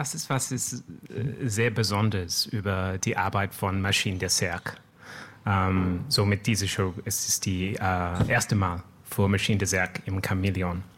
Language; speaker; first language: German; non-native, learner; French